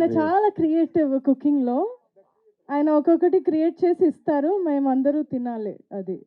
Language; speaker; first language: Telugu; non-native, fluent; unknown